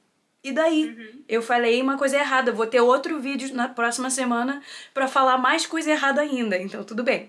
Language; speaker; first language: Portuguese; early bilingual, heritage; Portuguese